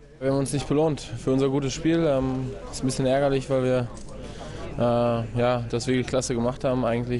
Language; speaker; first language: German; native; German